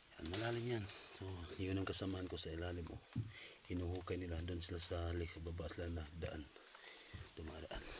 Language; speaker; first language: Filipino; non-native, local second language; Cebuano